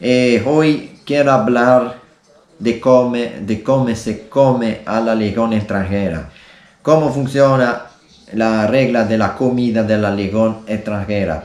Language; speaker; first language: Spanish; non-native, learner; Italian